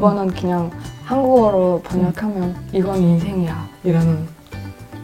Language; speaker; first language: Korean; non-native, fluent; Mongolian